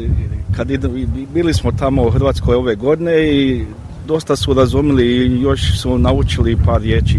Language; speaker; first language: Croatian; early bilingual, heritage; Croatian